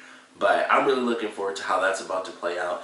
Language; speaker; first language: English; native; English